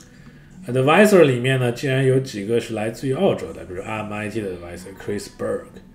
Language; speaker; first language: Chinese; native; Chinese